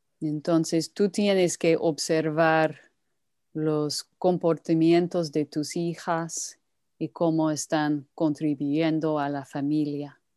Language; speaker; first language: Spanish; non-native, fluent; English